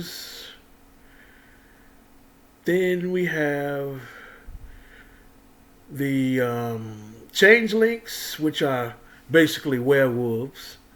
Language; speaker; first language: English; native; English